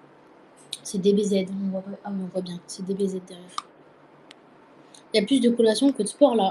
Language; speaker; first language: French; native; French